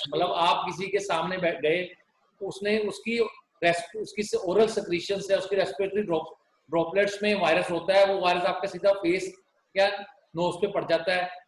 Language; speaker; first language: Hindi; non-native, local second language; Punjabi